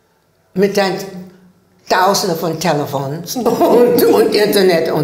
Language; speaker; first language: German; non-native, learner; English